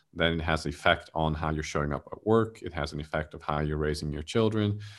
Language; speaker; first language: English; non-native, fluent; German